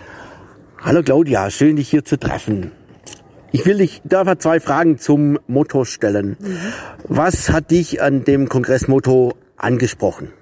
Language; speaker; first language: German; native; German